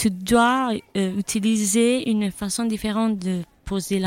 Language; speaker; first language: French; non-native, learner; Italian